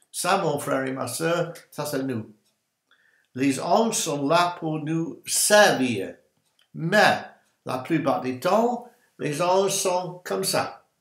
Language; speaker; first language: French; non-native, learner; English